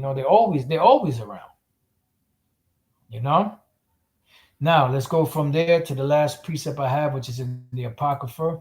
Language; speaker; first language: English; native; English